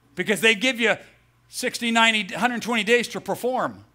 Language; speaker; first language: English; native; English